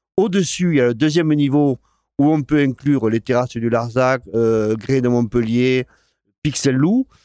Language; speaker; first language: French; non-native, fluent; Spanish